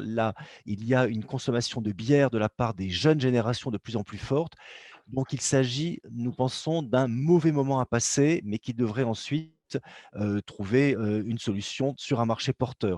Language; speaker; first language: French; native; French